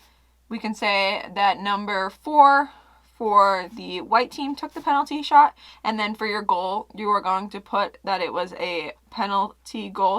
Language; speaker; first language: English; native; English